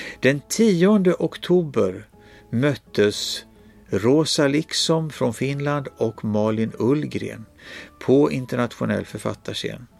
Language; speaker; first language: Swedish; native; Swedish